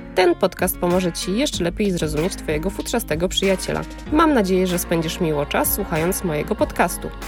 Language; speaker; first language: Polish; native; Polish